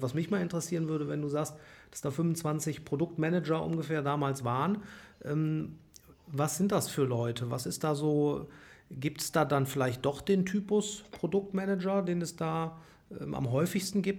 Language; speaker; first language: German; native; German